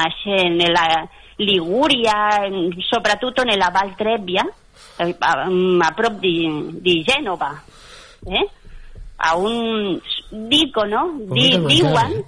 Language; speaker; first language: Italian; non-native, fluent; Catalan